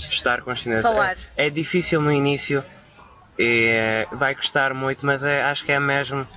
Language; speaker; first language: Portuguese; early bilingual, other home language; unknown